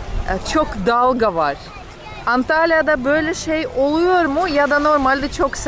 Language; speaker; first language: Turkish; non-native, fluent; Russian